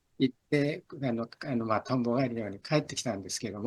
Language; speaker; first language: Japanese; native; Japanese